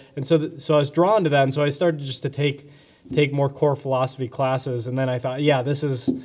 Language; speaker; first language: English; native; English